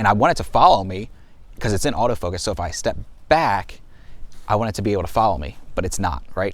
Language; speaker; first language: English; native; English